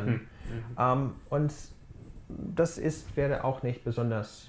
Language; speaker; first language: German; non-native, fluent; English